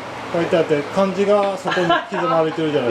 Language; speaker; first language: Japanese; native; Japanese